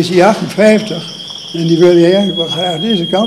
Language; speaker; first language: Dutch; native; Dutch